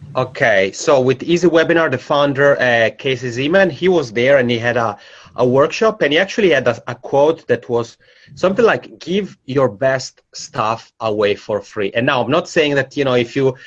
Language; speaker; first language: English; non-native, fluent; Italian